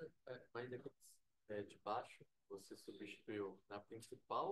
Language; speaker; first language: Portuguese; native; Portuguese